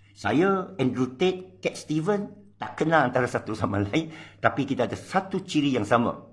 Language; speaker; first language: Malay; non-native, local second language; Min Nan Chinese